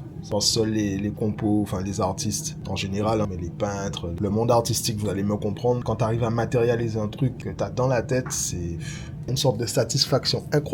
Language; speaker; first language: French; native; French